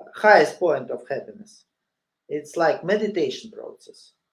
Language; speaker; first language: English; non-native, learner; Russian